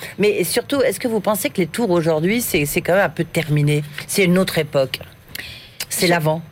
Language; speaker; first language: French; native; French